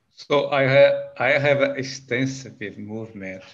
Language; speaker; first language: English; non-native, learner; Portuguese